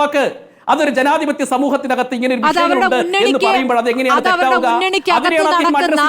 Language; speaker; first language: Malayalam; native; Malayalam